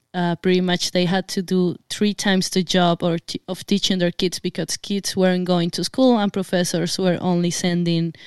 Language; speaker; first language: English; non-native, fluent; Spanish